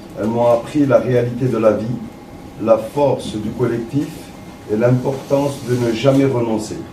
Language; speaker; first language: French; early bilingual, other home language; Arabic